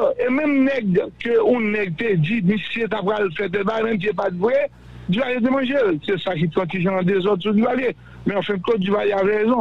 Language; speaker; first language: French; non-native, local second language; Haitian Creole